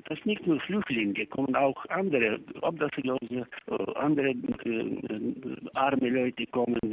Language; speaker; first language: German; non-native, learner; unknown